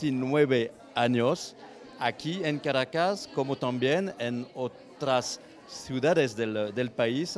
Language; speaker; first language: Spanish; non-native, fluent; French